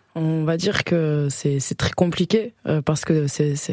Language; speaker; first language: French; native; French